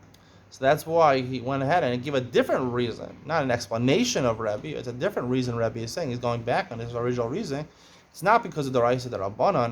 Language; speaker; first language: English; native; English